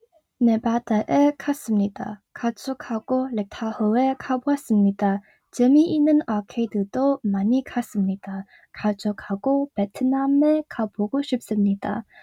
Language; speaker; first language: Korean; non-native, learner; Vietnamese